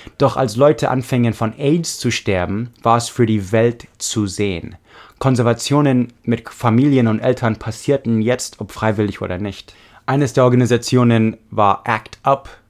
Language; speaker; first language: German; non-native, fluent; English